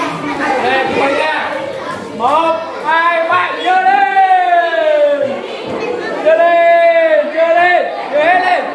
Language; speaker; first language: Vietnamese; native; Vietnamese